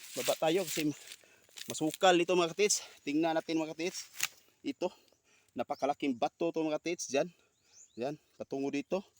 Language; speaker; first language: Filipino; non-native, local second language; Cebuano